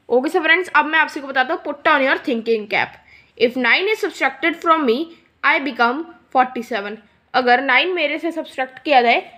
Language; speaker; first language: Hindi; non-native, local second language; Punjabi